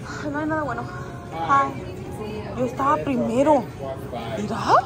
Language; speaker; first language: Spanish; early bilingual, heritage; Spanish